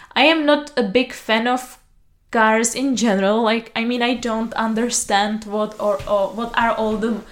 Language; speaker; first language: English; non-native, fluent; Czech